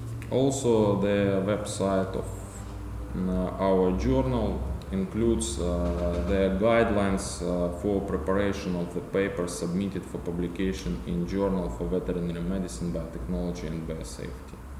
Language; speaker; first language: English; non-native, fluent; Russian